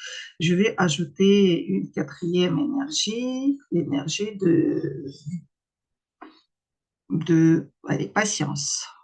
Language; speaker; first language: French; non-native, fluent; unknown